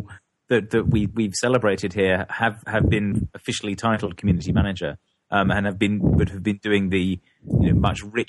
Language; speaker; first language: English; native; English